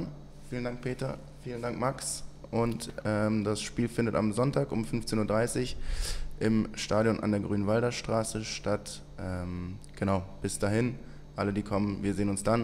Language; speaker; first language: German; native; German